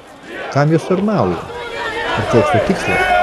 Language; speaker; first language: Lithuanian; native; Lithuanian